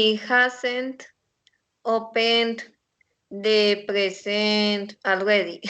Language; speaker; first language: English; non-native, learner; Spanish